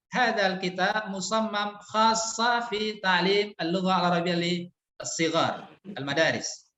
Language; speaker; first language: Arabic; non-native, fluent; Indonesian